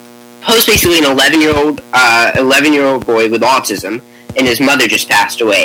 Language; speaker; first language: English; native; English